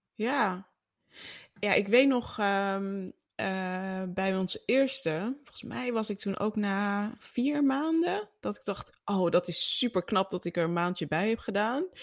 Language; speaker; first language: Dutch; native; Dutch